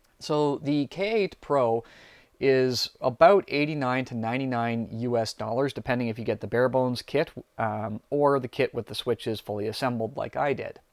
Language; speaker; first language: English; native; English